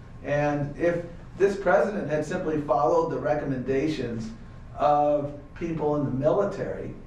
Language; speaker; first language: English; native; English